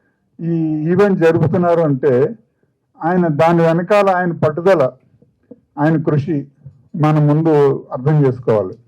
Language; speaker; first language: Telugu; native; Telugu